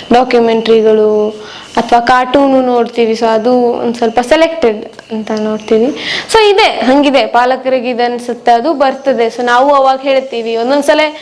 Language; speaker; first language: Kannada; non-native, local second language; Marwari